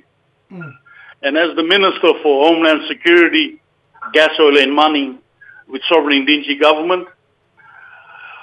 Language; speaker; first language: English; native; English